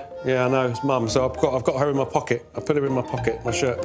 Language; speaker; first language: English; native; English